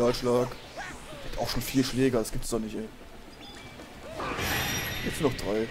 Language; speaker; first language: German; native; German